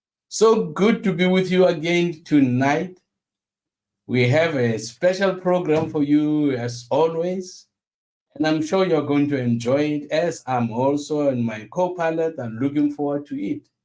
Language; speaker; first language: English; non-native, local second language; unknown